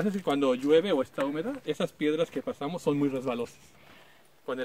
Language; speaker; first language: Spanish; native; Spanish